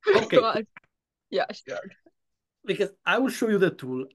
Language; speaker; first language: English; non-native, fluent; Romanian